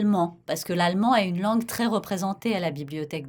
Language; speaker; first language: French; native; French